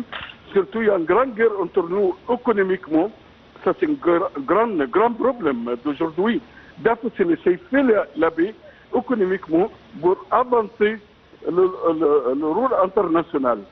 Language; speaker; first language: French; non-native, fluent; Arabic